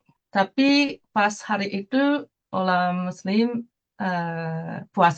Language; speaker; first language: Indonesian; non-native, fluent; Japanese